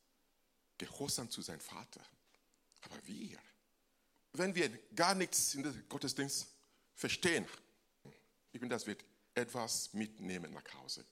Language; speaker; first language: German; non-native, fluent; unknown